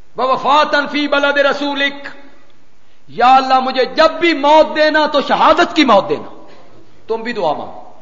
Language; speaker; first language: Urdu; non-native, local second language; Punjabi